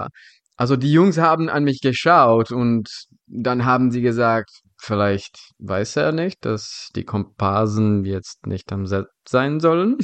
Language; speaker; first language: German; non-native, fluent; Czech